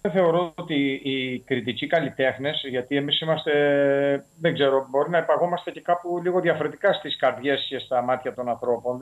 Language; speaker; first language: Greek; native; Greek